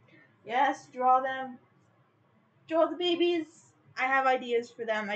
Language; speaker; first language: English; native; English